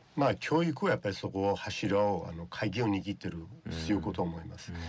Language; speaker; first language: Japanese; non-native, fluent; Persian